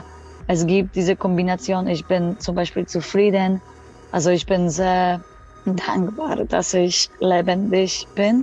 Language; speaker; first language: German; non-native, fluent; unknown